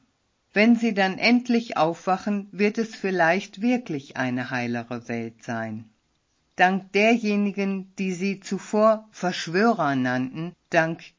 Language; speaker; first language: German; native; German